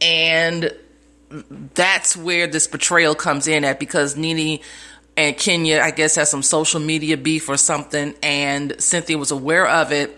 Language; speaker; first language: English; native; English